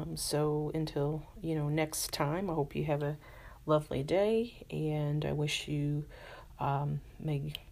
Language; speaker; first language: English; native; English